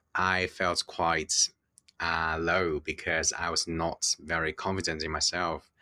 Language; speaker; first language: English; non-native, fluent; Chinese